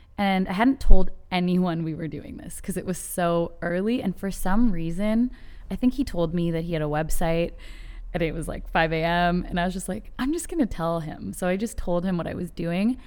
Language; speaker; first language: English; native; English